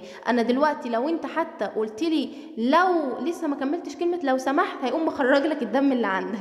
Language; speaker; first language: Arabic; native; Arabic